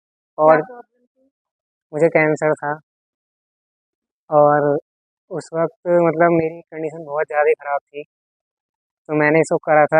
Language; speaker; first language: Hindi; native; Hindi